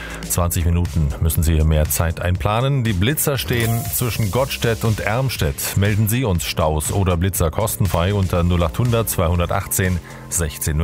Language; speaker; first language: German; native; German